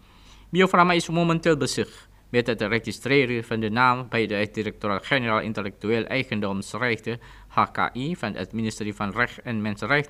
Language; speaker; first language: Dutch; non-native, fluent; Indonesian